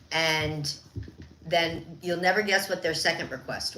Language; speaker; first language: English; native; English